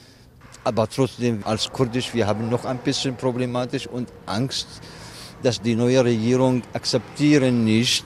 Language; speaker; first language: German; non-native, learner; Kurdish